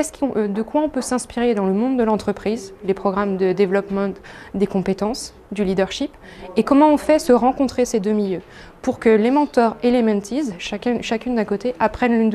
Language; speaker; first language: French; native; French